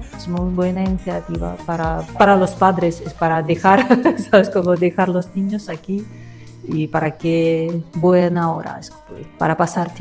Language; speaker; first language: Spanish; non-native, learner; Russian